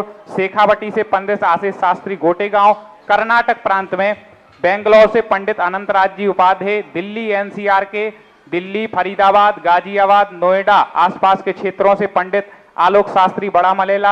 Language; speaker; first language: Hindi; native; Hindi